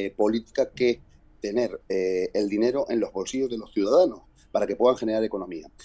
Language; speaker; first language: Spanish; native; Spanish